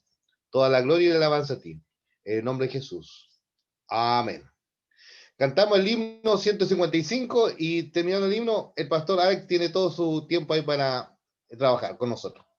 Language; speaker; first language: Spanish; native; Spanish